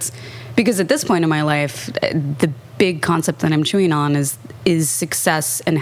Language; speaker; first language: English; native; English